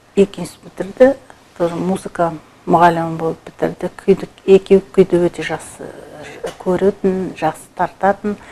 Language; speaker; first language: Kazakh; native; Kazakh